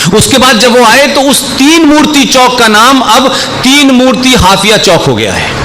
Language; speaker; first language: Hindi; native; Hindi